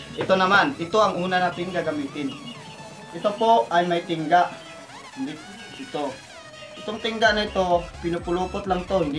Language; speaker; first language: Filipino; non-native, local second language; Cebuano